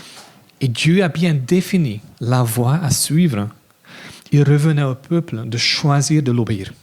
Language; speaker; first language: French; non-native, fluent; English